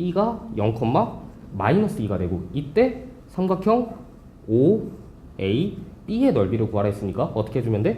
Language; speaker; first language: Korean; native; Korean